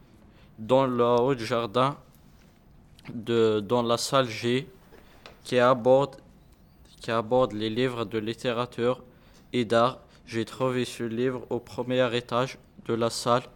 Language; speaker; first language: French; non-native, learner; Arabic